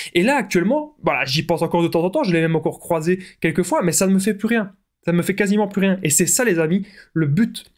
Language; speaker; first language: French; native; French